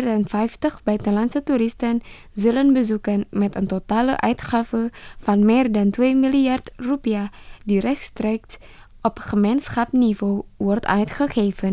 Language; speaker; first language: Dutch; non-native, fluent; Indonesian